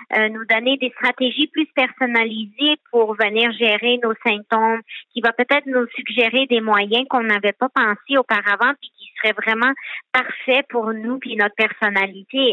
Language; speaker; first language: French; native; French